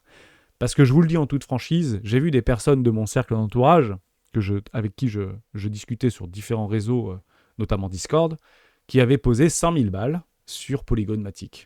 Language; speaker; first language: French; native; French